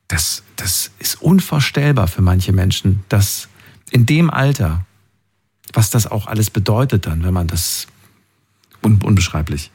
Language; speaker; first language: German; native; German